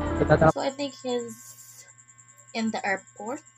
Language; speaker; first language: English; non-native, learner; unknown